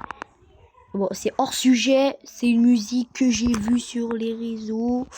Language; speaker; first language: French; native; French